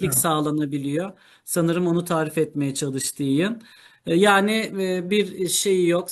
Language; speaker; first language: Turkish; native; Turkish